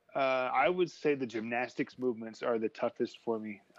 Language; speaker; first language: English; native; English